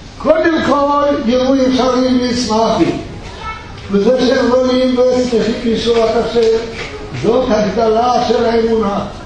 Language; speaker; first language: Hebrew; early bilingual, other home language; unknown